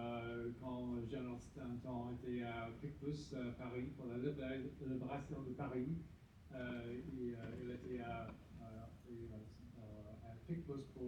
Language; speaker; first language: French; non-native, learner; English